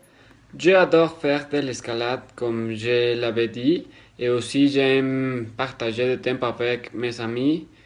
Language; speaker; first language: French; non-native, learner; Spanish